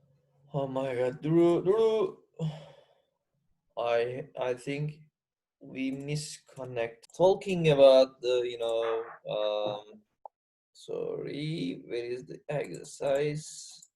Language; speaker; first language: English; non-native, fluent; Turkish